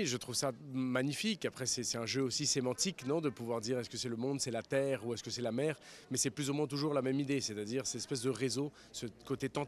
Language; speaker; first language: French; early bilingual, heritage; Spanish